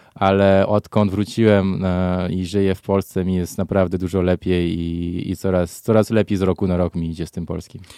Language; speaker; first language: Polish; early bilingual, heritage; Polish